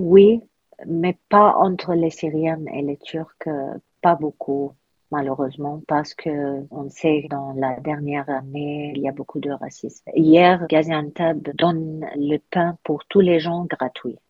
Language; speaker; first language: French; non-native, learner; Arabic